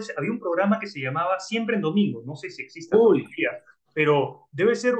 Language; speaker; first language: Spanish; native; Spanish